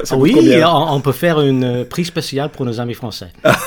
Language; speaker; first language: French; non-native, fluent; English